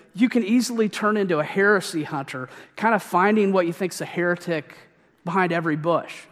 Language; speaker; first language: English; native; English